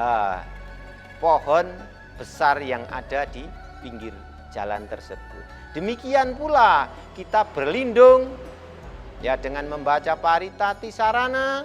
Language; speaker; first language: Indonesian; native; Indonesian